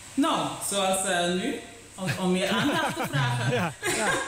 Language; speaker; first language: Dutch; non-native, local second language; Papiamento